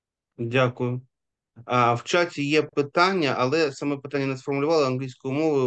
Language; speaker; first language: Ukrainian; native; Ukrainian